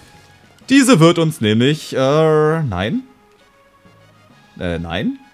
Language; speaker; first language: German; native; German